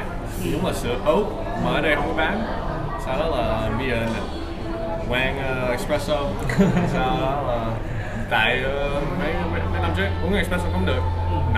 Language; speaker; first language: Vietnamese; early bilingual, heritage; English